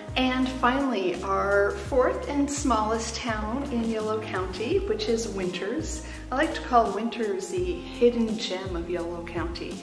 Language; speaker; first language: English; native; English